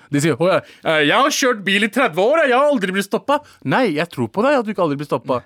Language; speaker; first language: Norwegian; early bilingual, other home language; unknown